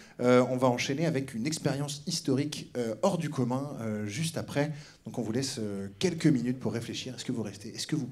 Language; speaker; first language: French; native; French